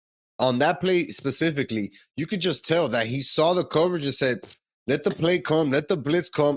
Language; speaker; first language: English; native; English